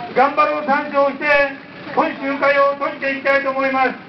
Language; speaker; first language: Japanese; native; Japanese